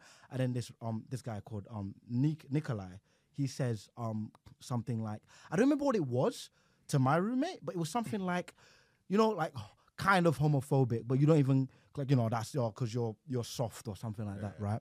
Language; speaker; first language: English; non-native, local second language; Yoruba